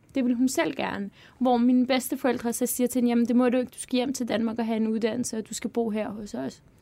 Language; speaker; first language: Danish; early bilingual, other home language; Turkish